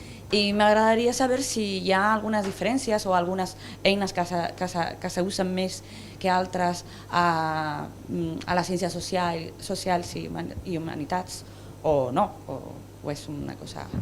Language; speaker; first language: Catalan; non-native, local second language; Spanish